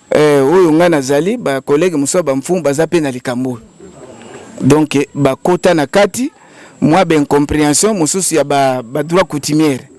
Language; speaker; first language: Lingala; non-native, local second language; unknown